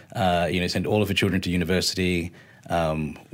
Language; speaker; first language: English; native; English